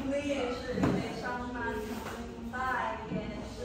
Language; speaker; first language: Chinese; non-native, learner; Filipino